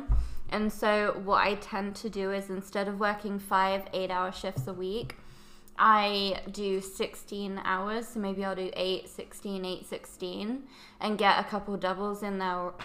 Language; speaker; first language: English; native; English